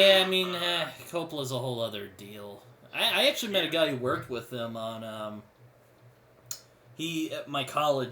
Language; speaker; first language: English; native; English